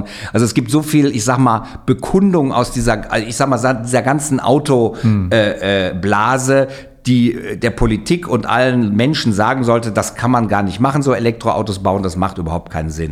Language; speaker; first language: German; native; German